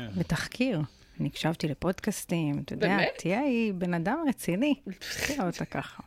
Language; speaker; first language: Hebrew; native; Hebrew